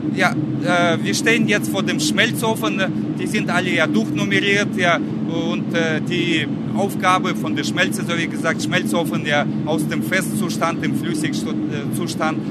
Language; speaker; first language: German; non-native, fluent; Russian